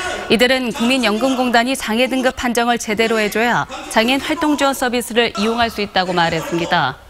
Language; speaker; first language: Korean; native; Korean